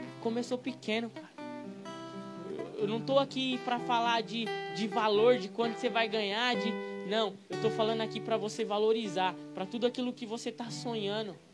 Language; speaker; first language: Portuguese; native; Portuguese